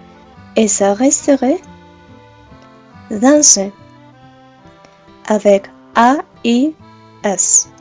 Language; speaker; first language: French; non-native, learner; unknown